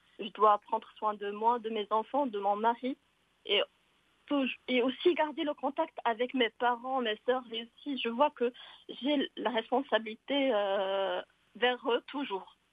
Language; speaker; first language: French; non-native, local second language; Arabic